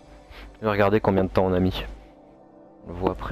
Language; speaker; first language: French; native; French